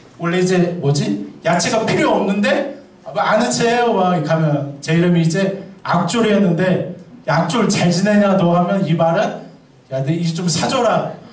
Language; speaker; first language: Korean; native; Korean